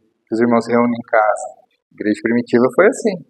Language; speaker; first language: Portuguese; native; Portuguese